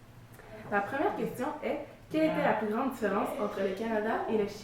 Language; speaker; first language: French; native; French